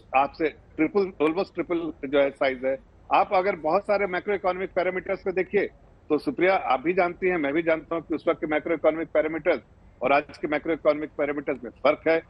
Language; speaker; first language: Hindi; native; Hindi